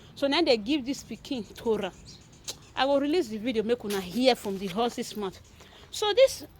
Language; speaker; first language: Nigerian Pidgin; native; Nigerian Pidgin